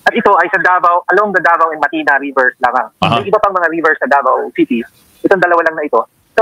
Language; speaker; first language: Filipino; native; Filipino